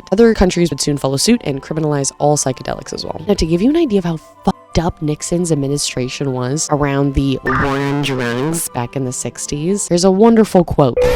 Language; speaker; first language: English; native; English